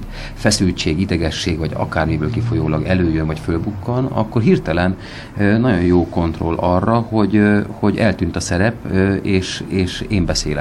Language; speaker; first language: Hungarian; native; Hungarian